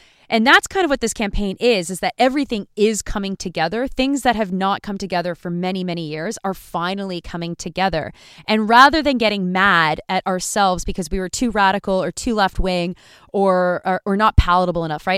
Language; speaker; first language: English; native; English